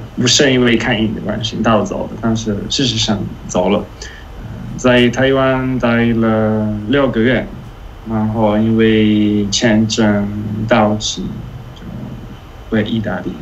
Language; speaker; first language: Chinese; non-native, fluent; Italian